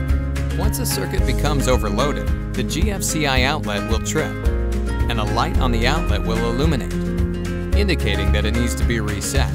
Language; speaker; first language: English; native; English